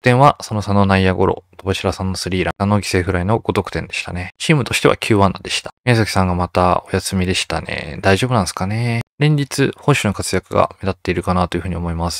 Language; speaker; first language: Japanese; native; Japanese